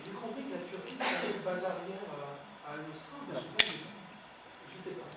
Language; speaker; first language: French; native; French